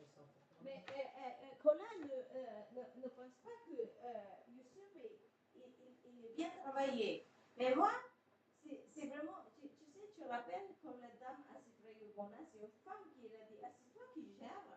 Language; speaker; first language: French; non-native, fluent; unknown